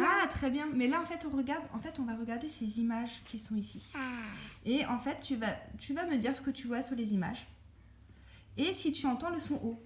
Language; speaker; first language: French; native; French